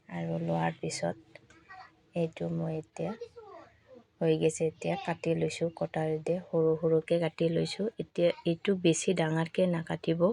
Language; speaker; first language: Assamese; native; Assamese